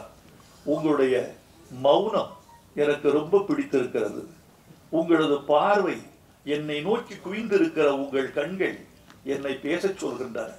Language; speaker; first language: Tamil; native; Tamil